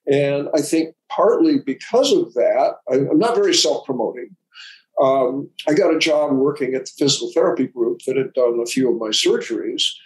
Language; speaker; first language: English; native; English